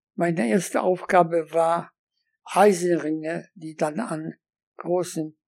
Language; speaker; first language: German; non-native, fluent; Polish